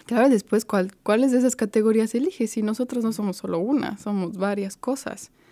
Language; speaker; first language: Spanish; native; Spanish